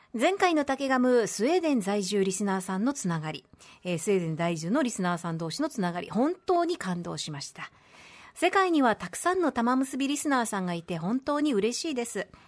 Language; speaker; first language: Japanese; native; Japanese